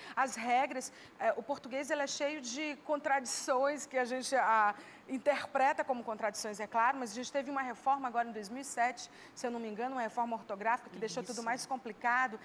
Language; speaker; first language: Portuguese; native; Portuguese